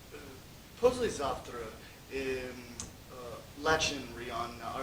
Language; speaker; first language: Russian; non-native, learner; English